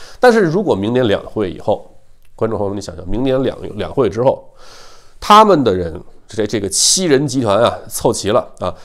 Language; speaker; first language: Chinese; native; Chinese